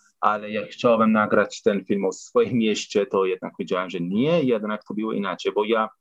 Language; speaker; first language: Polish; non-native, fluent; Persian